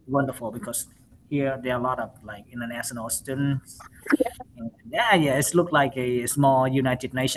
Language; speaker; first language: English; non-native, learner; Vietnamese